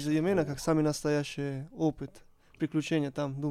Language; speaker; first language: Russian; non-native, learner; Italian